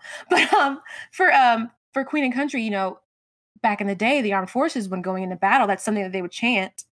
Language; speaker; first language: English; native; English